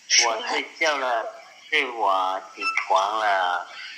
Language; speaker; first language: Chinese; non-native, learner; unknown